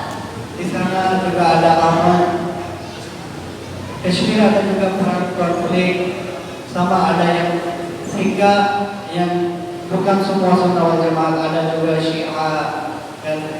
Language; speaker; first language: Indonesian; non-native, learner; Urdu